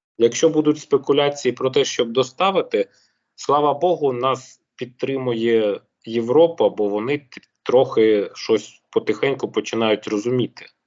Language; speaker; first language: Ukrainian; native; Ukrainian